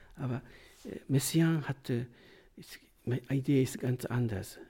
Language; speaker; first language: German; non-native, learner; Japanese